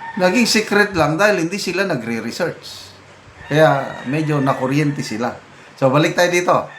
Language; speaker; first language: Filipino; non-native, local second language; Iloko